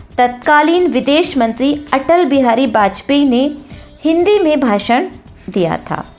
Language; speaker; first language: Hindi; native; Hindi